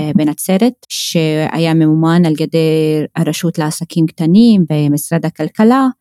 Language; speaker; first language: Hebrew; non-native, local second language; Arabic